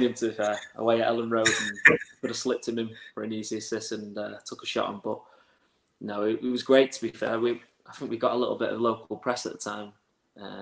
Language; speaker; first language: English; native; English